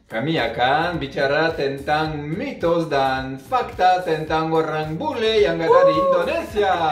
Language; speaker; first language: Indonesian; non-native, fluent; French